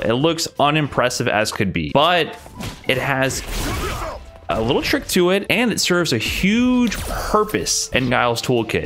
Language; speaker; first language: English; native; English